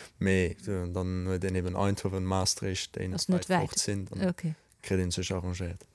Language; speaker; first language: Luxembourgish; early bilingual, other home language; Polish